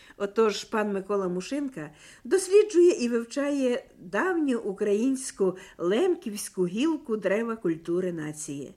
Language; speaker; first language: Ukrainian; native; Ukrainian